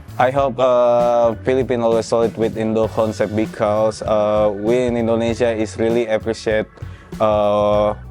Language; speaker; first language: English; non-native, learner; Indonesian